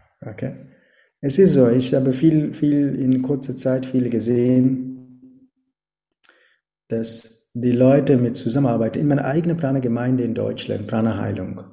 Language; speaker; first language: German; non-native, fluent; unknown